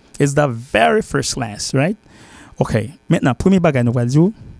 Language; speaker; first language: English; non-native, fluent; Haitian Creole